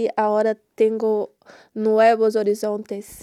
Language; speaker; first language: Spanish; non-native, learner; Portuguese